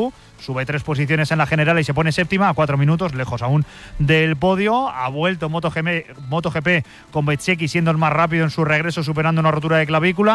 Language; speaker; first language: Spanish; native; Spanish